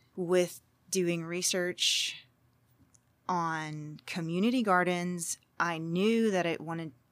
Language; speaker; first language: English; native; English